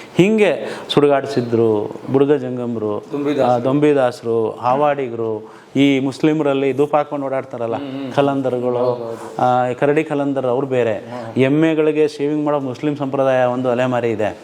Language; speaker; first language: Kannada; non-native, local second language; Lambadi